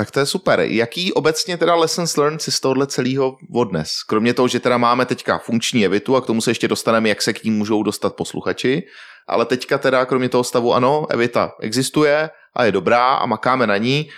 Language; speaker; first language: Czech; native; Czech